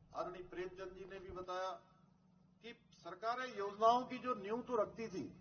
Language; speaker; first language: Hindi; native; Hindi